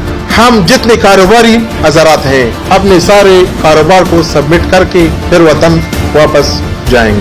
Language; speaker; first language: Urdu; non-native, fluent; Pashto